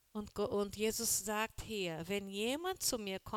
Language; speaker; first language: German; non-native, learner; Portuguese